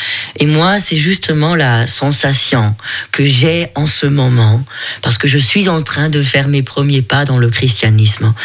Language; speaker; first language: French; non-native, fluent; German